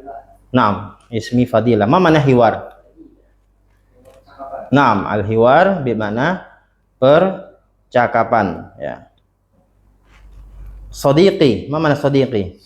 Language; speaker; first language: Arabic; non-native, fluent; Indonesian